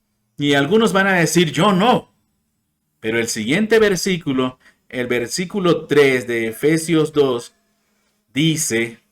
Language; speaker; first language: Spanish; non-native, fluent; English